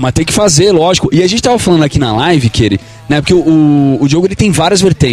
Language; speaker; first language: Portuguese; native; Portuguese